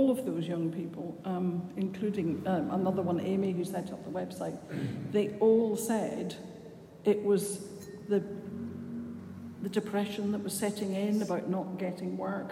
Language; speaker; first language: English; native; English